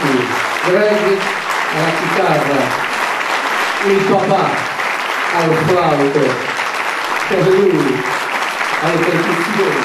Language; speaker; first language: Italian; native; Italian